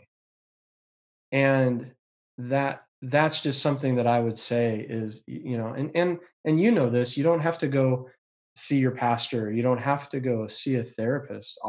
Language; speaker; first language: English; native; English